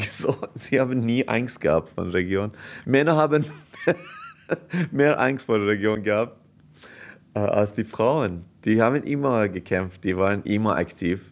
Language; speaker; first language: German; non-native, fluent; Persian